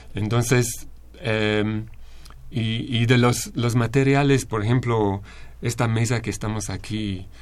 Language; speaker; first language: Spanish; non-native, fluent; English